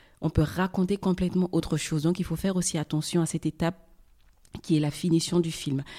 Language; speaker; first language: French; early bilingual, other home language; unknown